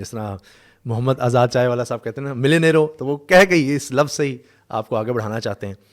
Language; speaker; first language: Urdu; native; Urdu